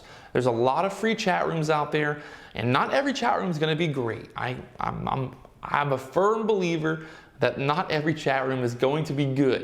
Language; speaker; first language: English; native; English